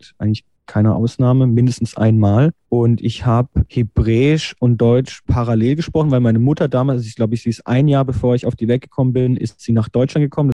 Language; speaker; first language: German; native; German